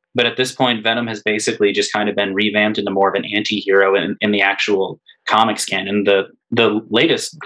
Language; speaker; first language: English; native; English